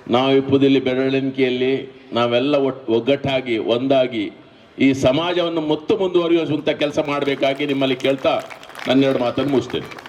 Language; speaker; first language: Kannada; native; Kannada